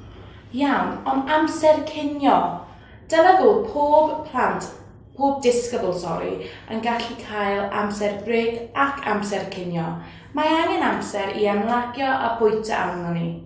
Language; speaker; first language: Welsh; non-native, learner; English